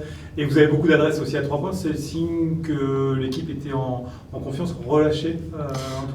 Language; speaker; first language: French; native; French